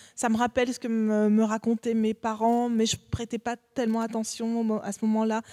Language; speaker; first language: French; native; French